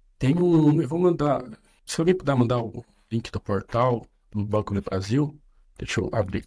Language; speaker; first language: Portuguese; native; Portuguese